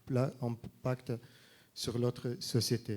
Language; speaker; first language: French; non-native, fluent; Arabic